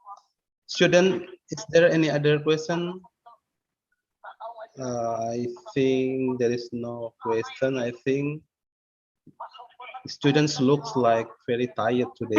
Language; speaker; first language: English; non-native, fluent; Indonesian